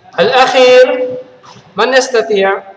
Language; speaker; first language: Arabic; non-native, fluent; Indonesian